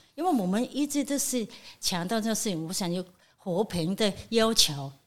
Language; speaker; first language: Chinese; non-native, fluent; Cantonese